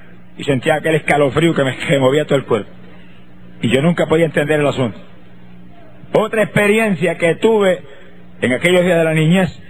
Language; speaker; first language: Spanish; native; Spanish